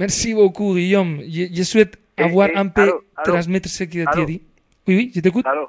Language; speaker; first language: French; non-native, fluent; Spanish